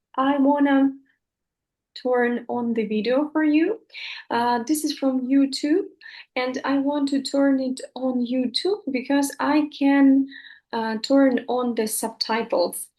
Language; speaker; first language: English; non-native, fluent; Russian